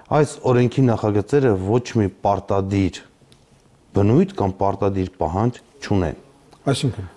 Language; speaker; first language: Armenian; native; Armenian